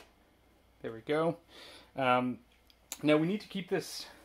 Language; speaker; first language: English; native; English